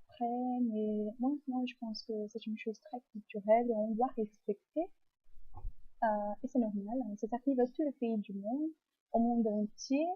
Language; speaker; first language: French; non-native, fluent; Portuguese